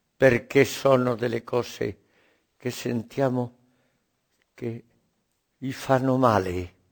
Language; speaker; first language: Italian; non-native, learner; Spanish